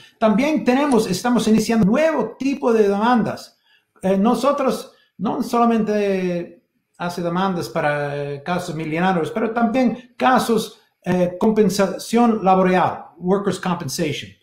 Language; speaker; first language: Spanish; non-native, fluent; English